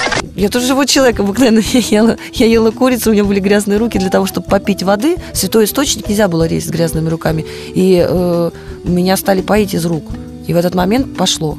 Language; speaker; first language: Russian; native; Russian